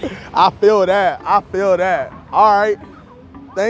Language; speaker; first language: English; native; English